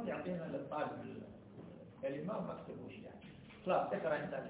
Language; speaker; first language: Arabic; native; Arabic